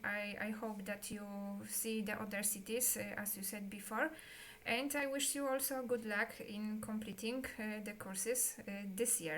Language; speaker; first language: English; non-native, learner; Polish